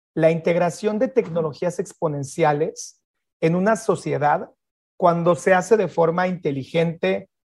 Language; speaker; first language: Spanish; native; Spanish